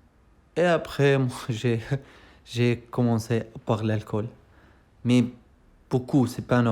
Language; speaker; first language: French; non-native, learner; Arabic